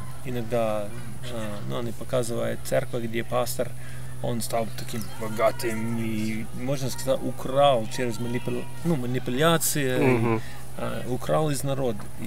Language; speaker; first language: Russian; non-native, fluent; English